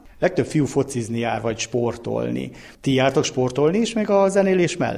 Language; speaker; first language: Hungarian; native; Hungarian